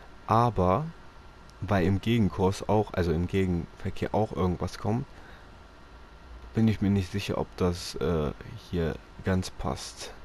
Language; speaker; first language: German; native; German